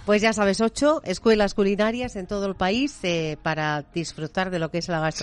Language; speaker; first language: Spanish; native; Spanish